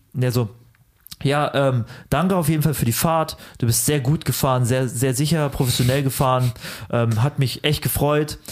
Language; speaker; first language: German; early bilingual, other home language; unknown